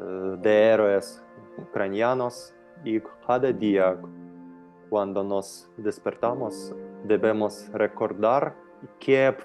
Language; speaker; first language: Spanish; non-native, fluent; Ukrainian